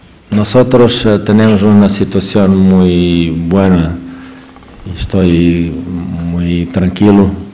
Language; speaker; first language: Spanish; non-native, fluent; Portuguese